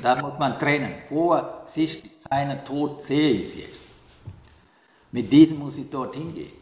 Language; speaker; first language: German; non-native, learner; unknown